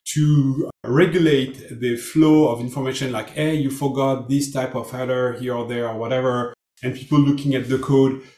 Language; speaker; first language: English; non-native, fluent; French